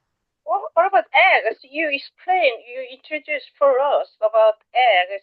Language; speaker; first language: English; non-native, learner; Korean